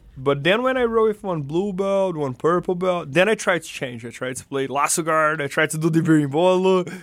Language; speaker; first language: English; non-native, fluent; Portuguese